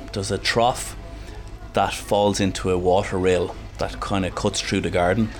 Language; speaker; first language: English; native; English